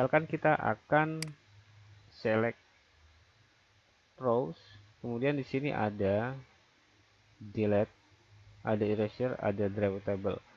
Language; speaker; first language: Indonesian; native; Indonesian